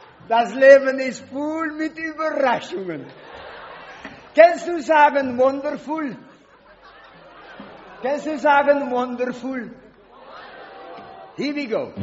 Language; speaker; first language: German; non-native, learner; Dutch